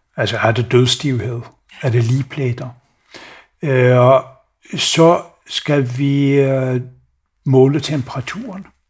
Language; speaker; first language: Danish; native; Danish